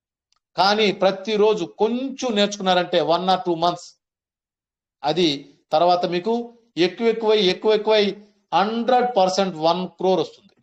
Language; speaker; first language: Telugu; native; Telugu